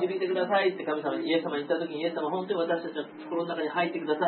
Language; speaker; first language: Japanese; native; Japanese